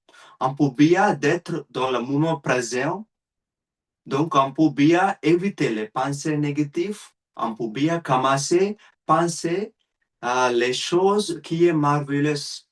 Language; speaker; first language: French; non-native, learner; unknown